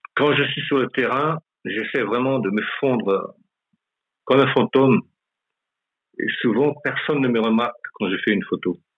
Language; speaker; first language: French; non-native, local second language; Malagasy